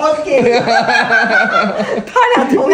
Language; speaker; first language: Chinese; non-native, fluent; Russian